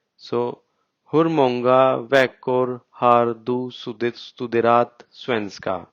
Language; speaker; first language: Swedish; non-native, learner; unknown